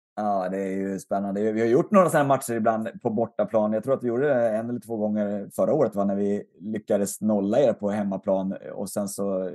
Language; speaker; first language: Swedish; native; Swedish